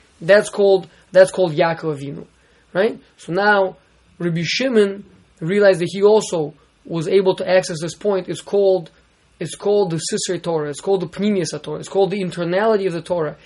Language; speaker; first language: English; native; English